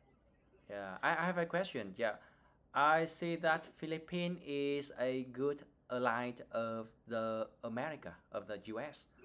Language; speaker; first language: English; non-native, learner; Vietnamese